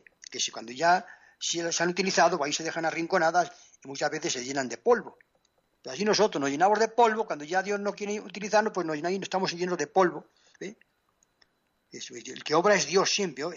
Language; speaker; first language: Spanish; native; Spanish